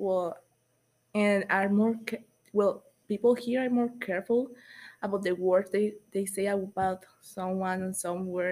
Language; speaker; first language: English; non-native, learner; Spanish